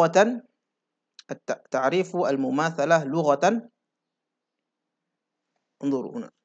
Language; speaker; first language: Arabic; non-native, fluent; Indonesian